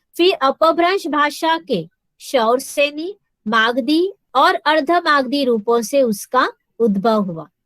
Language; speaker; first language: Hindi; non-native, local second language; Marathi